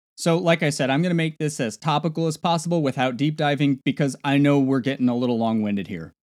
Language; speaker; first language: English; native; English